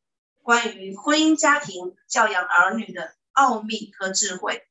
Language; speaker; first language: Chinese; native; Chinese